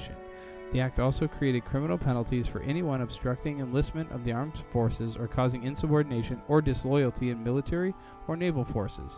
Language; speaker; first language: English; native; English